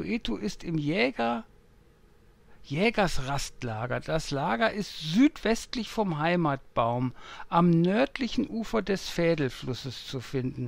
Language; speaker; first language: German; native; German